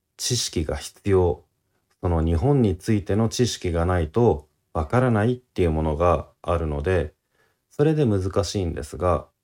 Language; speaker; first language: Japanese; native; Japanese